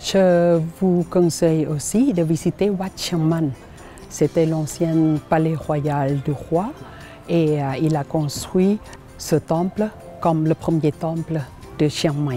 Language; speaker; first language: French; non-native, learner; Thai